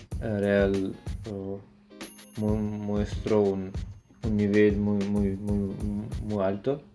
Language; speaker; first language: Spanish; non-native, learner; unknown